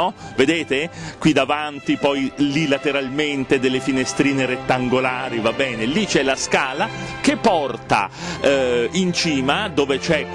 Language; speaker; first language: Italian; native; Italian